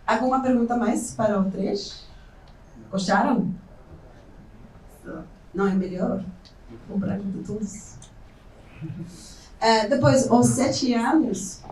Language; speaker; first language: Portuguese; non-native, fluent; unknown